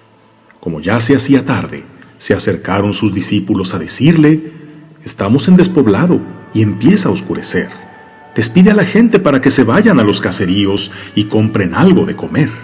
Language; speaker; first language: Spanish; native; Spanish